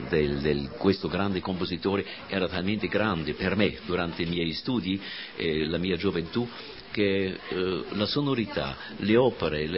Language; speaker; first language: Italian; non-native, fluent; German